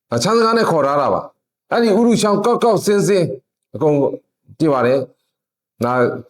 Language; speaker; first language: Burmese; non-native, local second language; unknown